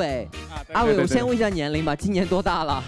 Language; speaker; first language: Chinese; native; Chinese